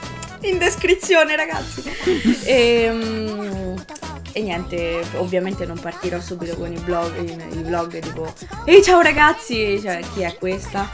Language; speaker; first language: Italian; native; Italian